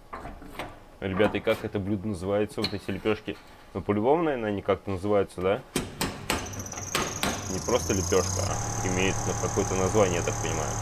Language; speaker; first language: Russian; native; Russian